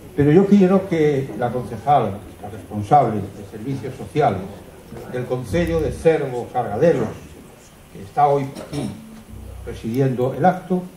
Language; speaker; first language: Spanish; non-native, local second language; Galician